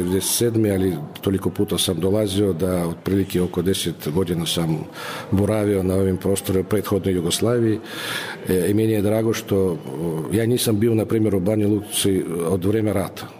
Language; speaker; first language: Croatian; non-native, fluent; Russian